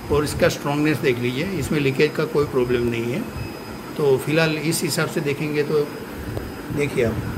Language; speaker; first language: Hindi; native; Hindi